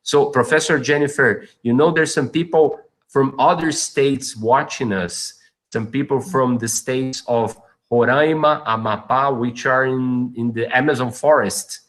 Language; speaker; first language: English; non-native, fluent; Portuguese